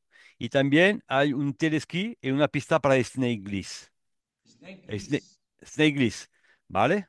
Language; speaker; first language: Spanish; non-native, learner; French